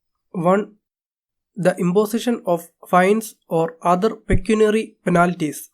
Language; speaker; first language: English; non-native, local second language; Malayalam